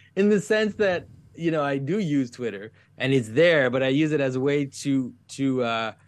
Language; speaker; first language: English; non-native, fluent; French